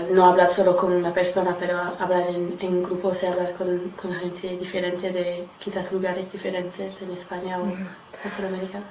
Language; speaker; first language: Spanish; non-native, learner; English